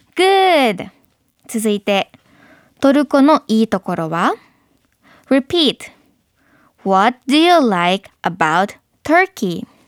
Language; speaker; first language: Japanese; non-native, fluent; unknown